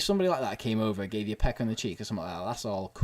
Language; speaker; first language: English; native; English